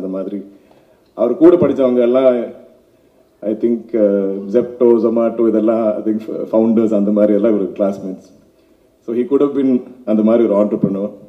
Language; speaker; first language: Tamil; non-native, local second language; Malayalam